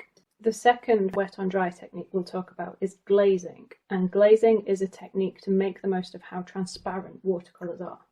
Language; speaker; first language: English; native; English